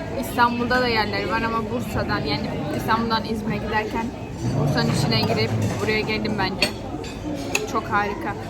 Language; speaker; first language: Turkish; early bilingual, heritage; Turkish